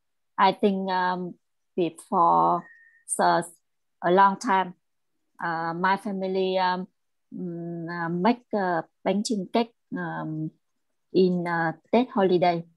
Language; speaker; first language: English; non-native, learner; Vietnamese